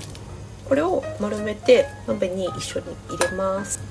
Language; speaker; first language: Japanese; non-native, local second language; Chinese